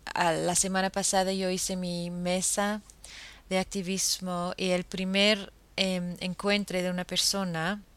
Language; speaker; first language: Spanish; non-native, fluent; English